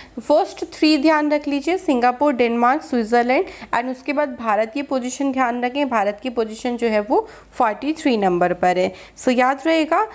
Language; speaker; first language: Hindi; native; Hindi